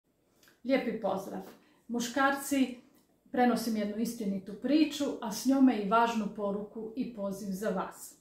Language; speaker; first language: Croatian; native; Croatian